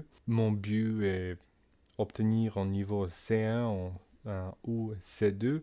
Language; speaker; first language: French; non-native, learner; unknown